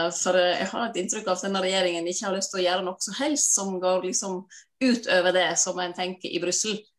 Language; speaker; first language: Norwegian; native; Norwegian